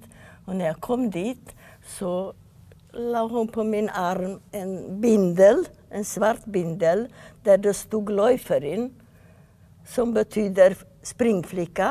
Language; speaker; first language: Swedish; non-native, fluent; Yiddish